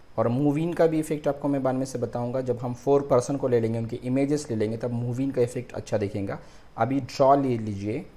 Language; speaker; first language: Hindi; non-native, local second language; Marathi